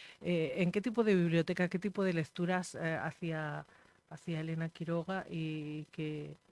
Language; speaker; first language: Spanish; native; Spanish